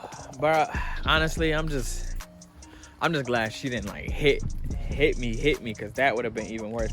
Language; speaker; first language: English; native; English